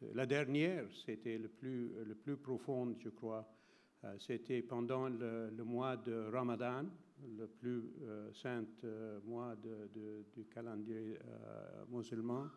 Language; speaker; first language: French; non-native, fluent; Arabic